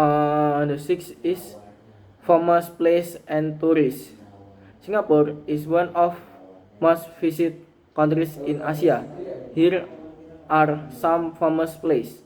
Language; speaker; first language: English; non-native, learner; Indonesian